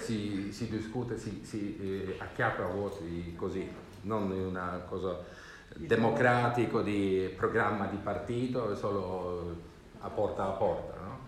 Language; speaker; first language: Italian; non-native, learner; Swedish